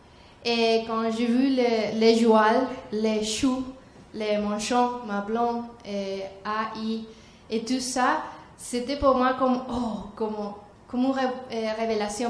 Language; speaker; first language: French; non-native, learner; Spanish